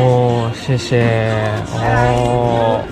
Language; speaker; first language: Chinese; non-native, learner; Japanese